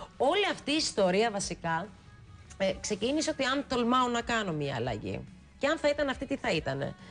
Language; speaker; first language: Greek; early bilingual, heritage; Greek